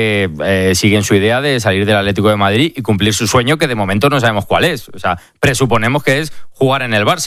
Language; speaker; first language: Spanish; native; Spanish